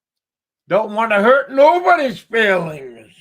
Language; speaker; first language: English; native; English